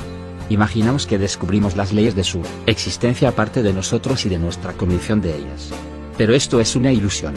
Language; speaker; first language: Spanish; native; Spanish